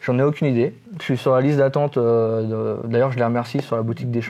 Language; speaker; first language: French; native; French